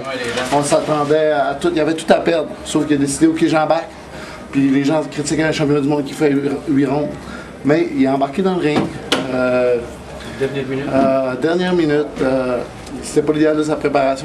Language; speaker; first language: French; native; French